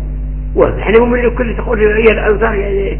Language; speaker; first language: Arabic; native; Arabic